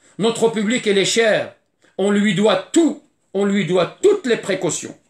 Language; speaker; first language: French; non-native, fluent; Arabic